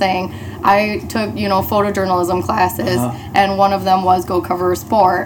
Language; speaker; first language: English; native; English